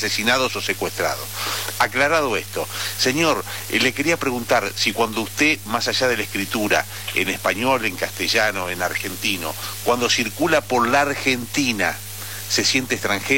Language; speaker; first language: Spanish; native; Spanish